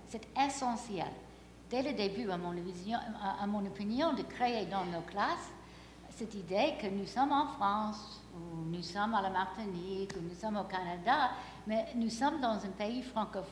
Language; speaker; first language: French; non-native, fluent; English